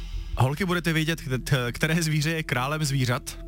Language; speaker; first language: Czech; native; Czech